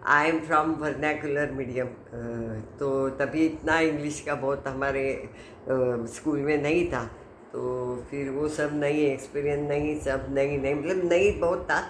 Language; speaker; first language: Hindi; non-native, local second language; Marathi